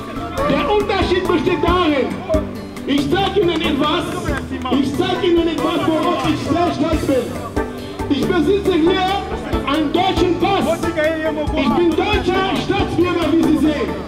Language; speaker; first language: German; non-native, fluent; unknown